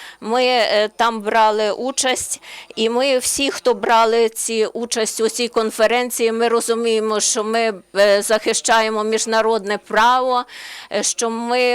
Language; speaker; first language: Ukrainian; non-native, learner; Slovenian